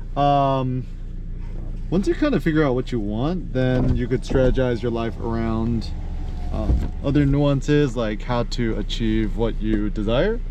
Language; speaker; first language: English; early bilingual, other home language; Korean